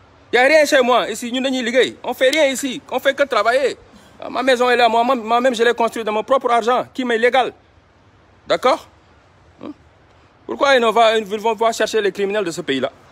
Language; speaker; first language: French; non-native, local second language; Wolof